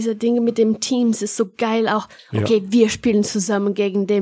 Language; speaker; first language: German; non-native, fluent; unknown